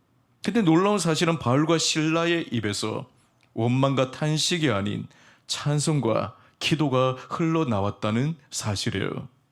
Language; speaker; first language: Korean; native; Korean